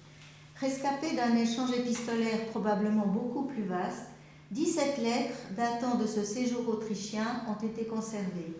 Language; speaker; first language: French; native; French